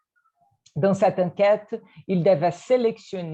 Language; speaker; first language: French; non-native, fluent; Portuguese